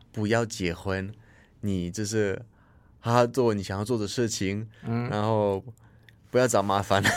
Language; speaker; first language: Chinese; non-native, fluent; French